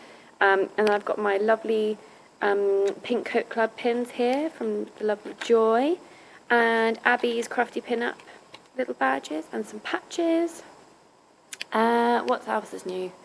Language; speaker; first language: English; native; English